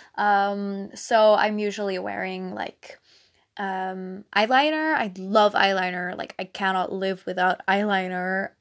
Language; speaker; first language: English; non-native, fluent; Dutch